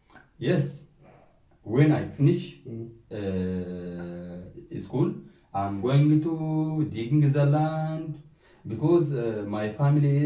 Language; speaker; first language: English; non-native, learner; Oromo